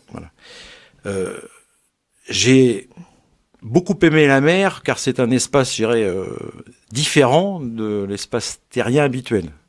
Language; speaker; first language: French; native; French